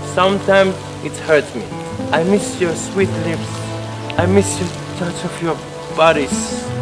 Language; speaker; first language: English; non-native, fluent; Hebrew